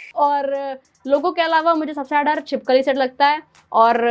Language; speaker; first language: Hindi; native; Hindi